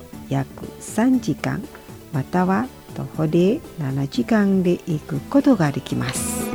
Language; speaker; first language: Japanese; non-native, fluent; Indonesian